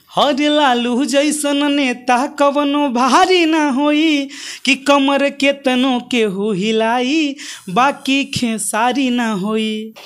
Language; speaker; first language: Hindi; non-native, local second language; Bhojpuri